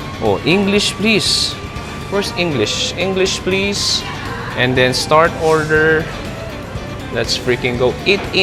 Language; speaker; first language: English; non-native, local second language; Filipino